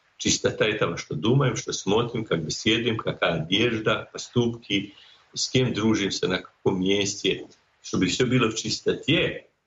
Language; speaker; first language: Russian; non-native, fluent; Croatian